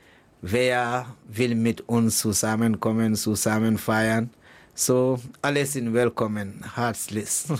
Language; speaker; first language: German; non-native, learner; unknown